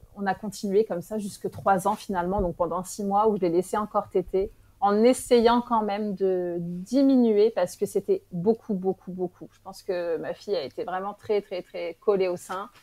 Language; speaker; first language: French; native; French